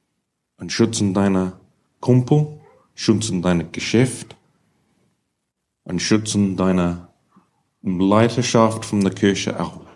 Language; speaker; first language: German; non-native, learner; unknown